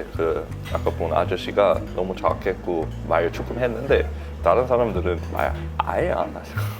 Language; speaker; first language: Korean; non-native, fluent; English